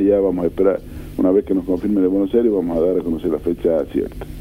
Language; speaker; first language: Spanish; native; Spanish